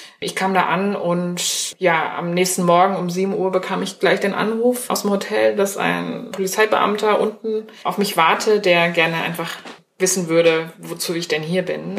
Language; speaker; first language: German; early bilingual, other home language; Chinese